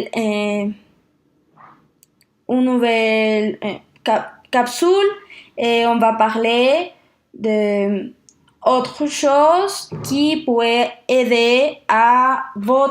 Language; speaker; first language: French; non-native, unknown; Spanish